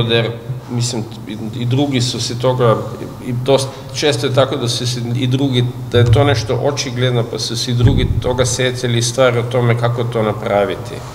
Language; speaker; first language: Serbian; non-native, fluent; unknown